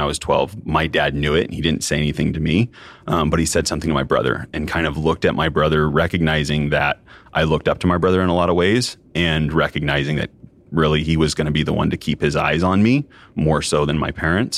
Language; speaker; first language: English; native; English